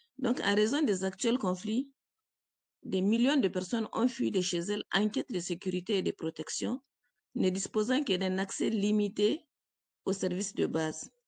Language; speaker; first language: French; native; French